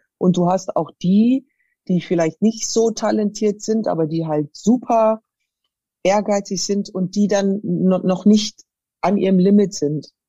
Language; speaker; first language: German; native; German